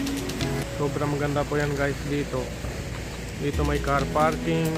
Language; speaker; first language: Filipino; non-native, learner; Punjabi